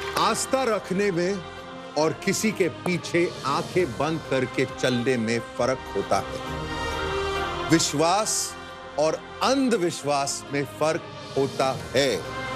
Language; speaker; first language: Hindi; native; Hindi